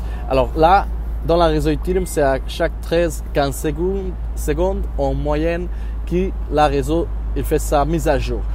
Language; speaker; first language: French; non-native, learner; Portuguese